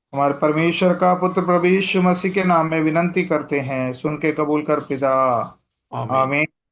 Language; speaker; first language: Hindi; non-native, local second language; Telugu